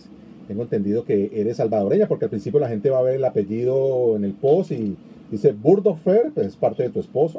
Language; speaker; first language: Spanish; native; Spanish